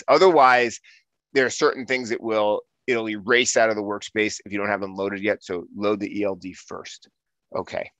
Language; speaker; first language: English; native; English